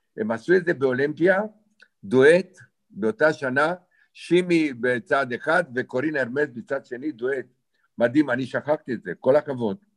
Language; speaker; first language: Hebrew; non-native, fluent; Romanian